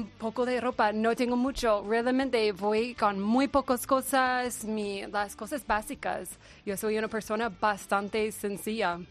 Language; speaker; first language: Spanish; non-native, fluent; English